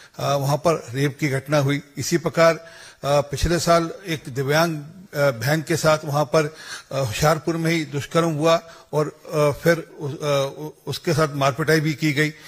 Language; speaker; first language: Hindi; non-native, local second language; Punjabi